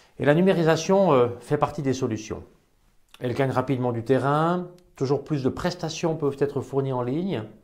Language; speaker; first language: French; native; French